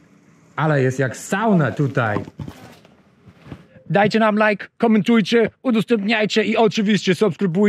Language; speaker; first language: Polish; non-native, learner; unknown